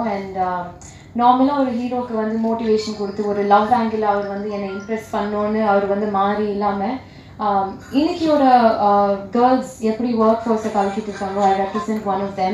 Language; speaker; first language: Tamil; non-native, learner; English